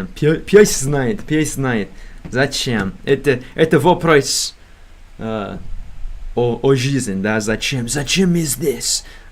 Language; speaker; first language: Russian; non-native, learner; English